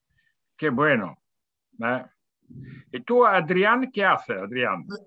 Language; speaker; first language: Spanish; non-native, fluent; Italian